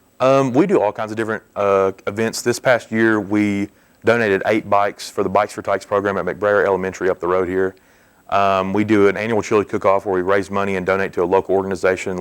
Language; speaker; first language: English; native; English